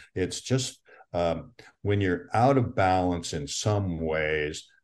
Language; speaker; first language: English; native; English